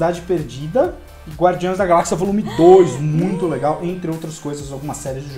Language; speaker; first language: Portuguese; native; Portuguese